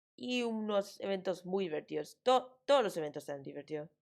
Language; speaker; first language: Spanish; non-native, learner; English